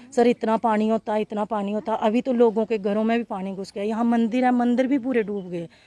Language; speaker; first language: Hindi; native; Hindi